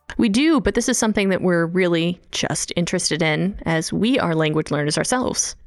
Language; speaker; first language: English; native; English